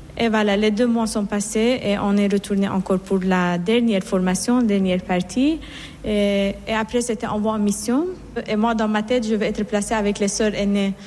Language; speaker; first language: French; non-native, fluent; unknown